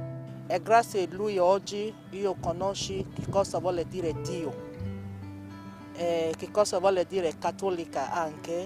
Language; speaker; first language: Italian; non-native, learner; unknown